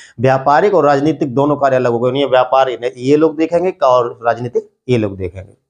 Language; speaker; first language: Hindi; native; Hindi